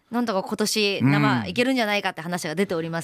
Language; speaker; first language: Japanese; native; Japanese